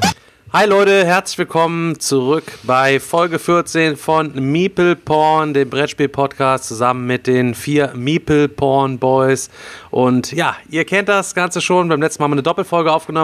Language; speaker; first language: German; native; German